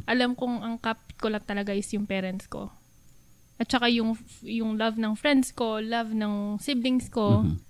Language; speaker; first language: Filipino; non-native, local second language; Pampanga